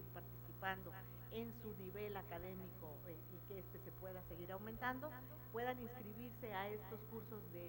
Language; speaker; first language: Spanish; native; Spanish